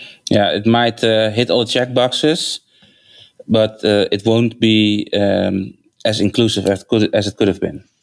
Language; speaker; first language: English; non-native, fluent; Dutch